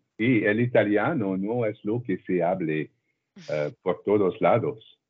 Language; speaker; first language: Spanish; non-native, learner; French